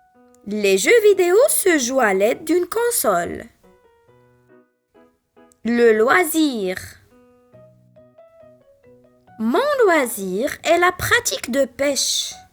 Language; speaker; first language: French; non-native, local second language; Arabic